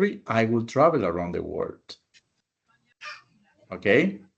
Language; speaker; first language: English; non-native, fluent; Spanish